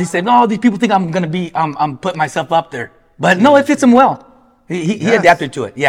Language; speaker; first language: English; early bilingual, other home language; Spanish